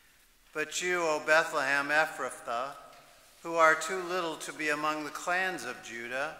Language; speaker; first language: English; native; English